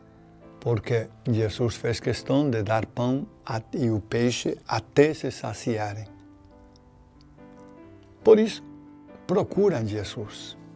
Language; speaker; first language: Portuguese; non-native, fluent; Spanish